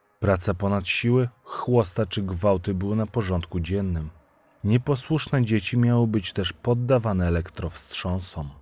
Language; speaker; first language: Polish; native; Polish